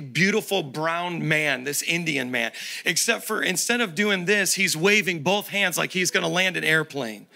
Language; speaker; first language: English; native; English